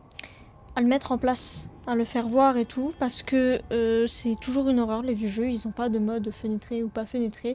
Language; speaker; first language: French; native; French